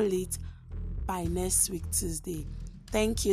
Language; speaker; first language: English; non-native, local second language; Igbo